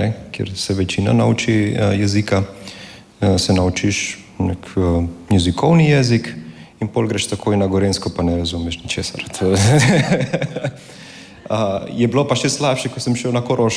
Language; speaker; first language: Slovenian; non-native, fluent; Spanish